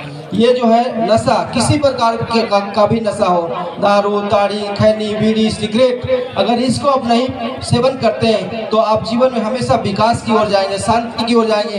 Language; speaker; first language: Hindi; native; Hindi